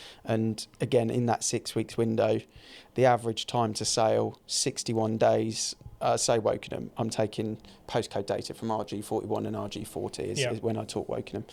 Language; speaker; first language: English; native; English